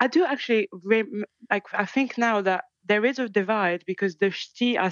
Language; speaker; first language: English; non-native, fluent; French